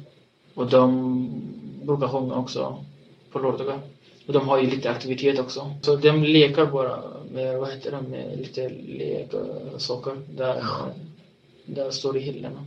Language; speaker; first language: Swedish; non-native, fluent; Tigrinya